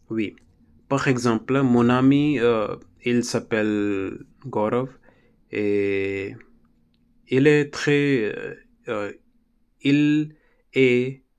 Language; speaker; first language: French; non-native, learner; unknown